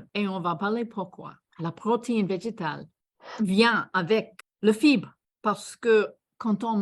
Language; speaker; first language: French; non-native, fluent; English